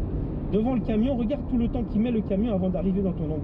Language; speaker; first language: French; native; French